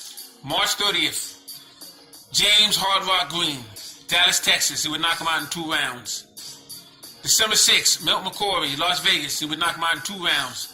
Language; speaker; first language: English; native; English